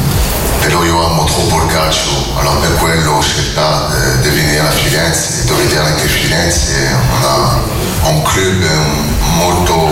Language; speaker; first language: Italian; non-native, learner; French